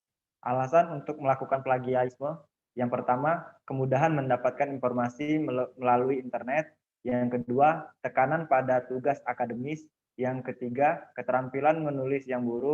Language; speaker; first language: Indonesian; native; Indonesian